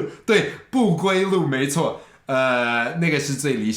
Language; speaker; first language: Chinese; non-native, fluent; English